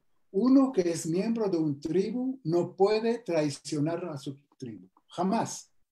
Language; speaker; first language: Spanish; non-native, fluent; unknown